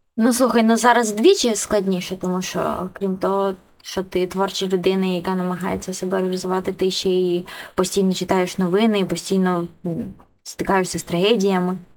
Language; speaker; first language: Ukrainian; native; Ukrainian